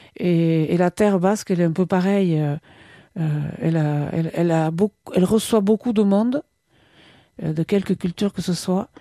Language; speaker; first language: French; non-native, local second language; Basque